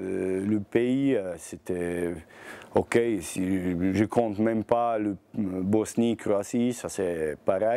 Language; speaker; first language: French; non-native, learner; Bosnian